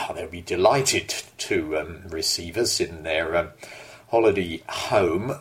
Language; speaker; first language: English; native; English